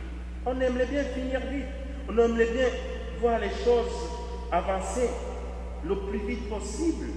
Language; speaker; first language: French; native; French